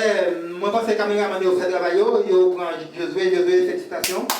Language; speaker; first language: French; non-native, learner; Haitian Creole